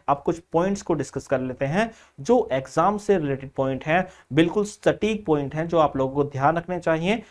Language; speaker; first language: Hindi; native; Hindi